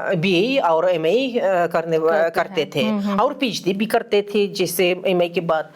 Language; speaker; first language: Hindi; non-native, fluent; Russian